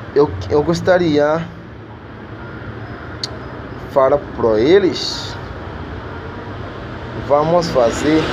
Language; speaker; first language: Portuguese; non-native, learner; Haitian Creole